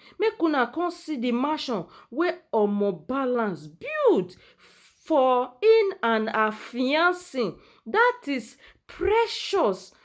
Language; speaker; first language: Nigerian Pidgin; native; Nigerian Pidgin